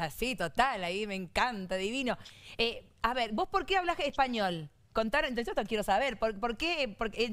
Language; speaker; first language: Spanish; native; Spanish